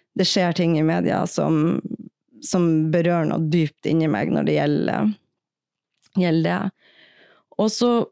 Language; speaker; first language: Norwegian; native; Norwegian